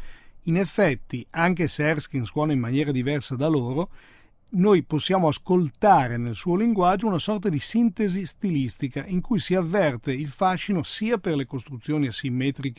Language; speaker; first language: Italian; native; Italian